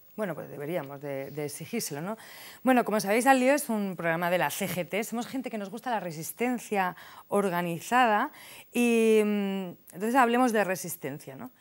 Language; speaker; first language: Spanish; native; Spanish